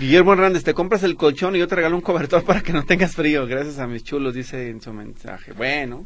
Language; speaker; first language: Spanish; native; Spanish